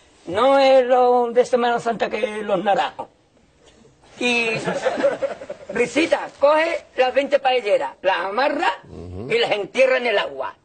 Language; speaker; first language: Spanish; native; Spanish